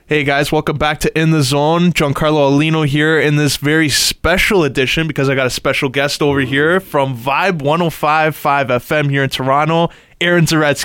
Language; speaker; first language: English; native; English